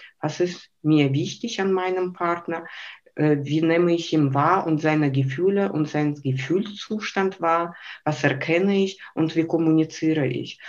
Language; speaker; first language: German; non-native, fluent; Lithuanian